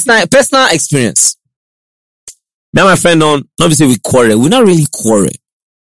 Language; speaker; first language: English; non-native, local second language; Yoruba